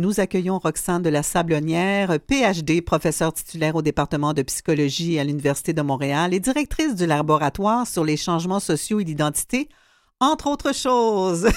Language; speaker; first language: French; native; French